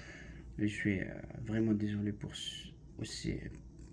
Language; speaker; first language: French; non-native, learner; Arabic